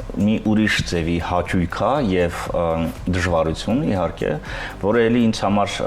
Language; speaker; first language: Armenian; early bilingual, heritage; Armenian